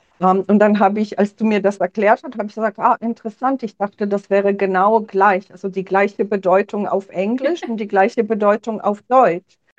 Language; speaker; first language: German; non-native, fluent; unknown